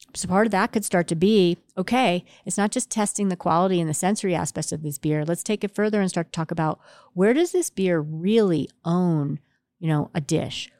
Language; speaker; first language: English; native; English